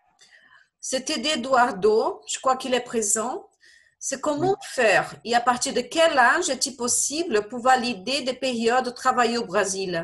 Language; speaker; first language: French; non-native, fluent; Portuguese